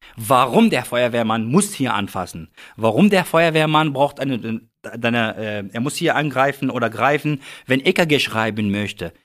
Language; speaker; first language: German; non-native, fluent; Arabic